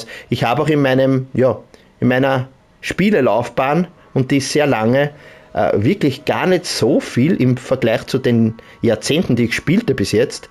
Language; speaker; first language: German; native; German